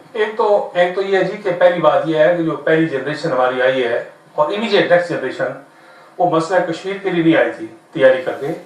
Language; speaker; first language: Urdu; non-native, local second language; Pahari-Potwari